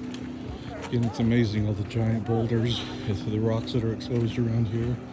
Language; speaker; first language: English; native; English